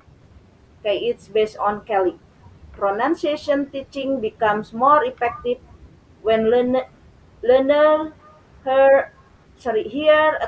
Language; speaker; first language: English; non-native, learner; Indonesian